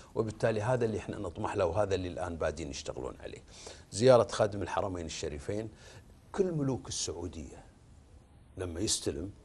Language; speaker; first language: Arabic; native; Arabic